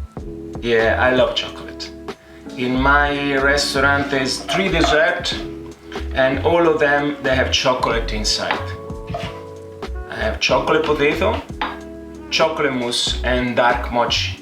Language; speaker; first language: English; non-native, fluent; Italian